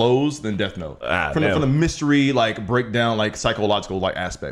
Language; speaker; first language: English; native; English